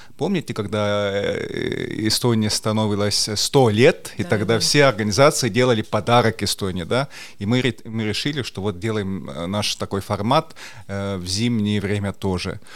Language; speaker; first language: Russian; non-native, local second language; Estonian